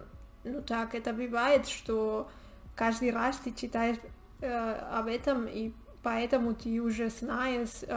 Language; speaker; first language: Russian; non-native, learner; Spanish